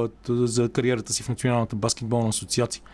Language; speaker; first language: Bulgarian; native; Bulgarian